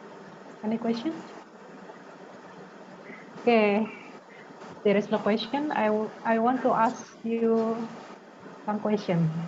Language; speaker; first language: English; non-native, learner; Indonesian